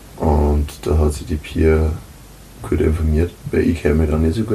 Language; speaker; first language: German; native; German